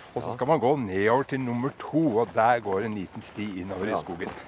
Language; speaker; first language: Norwegian; native; Norwegian